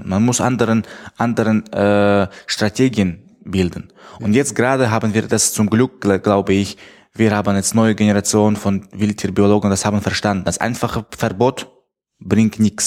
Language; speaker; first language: German; non-native, fluent; Tajik